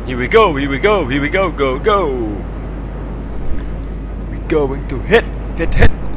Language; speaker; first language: English; non-native, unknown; Dutch